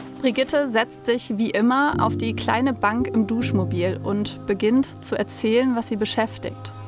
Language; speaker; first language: German; native; German